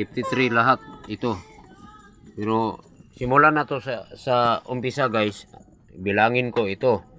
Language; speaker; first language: Filipino; non-native, local second language; Cebuano